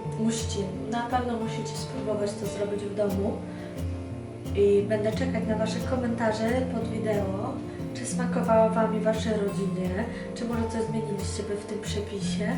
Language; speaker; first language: Polish; non-native, fluent; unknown